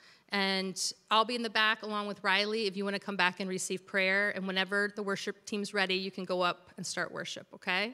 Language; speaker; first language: English; native; English